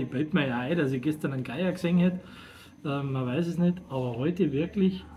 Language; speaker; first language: German; native; German